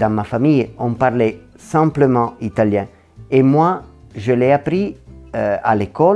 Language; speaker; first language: French; non-native, local second language; Italian